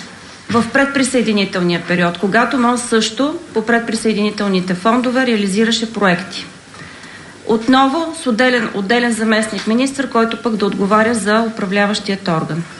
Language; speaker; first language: Bulgarian; native; Bulgarian